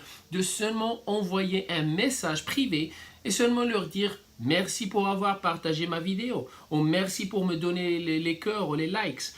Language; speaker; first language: French; non-native, fluent; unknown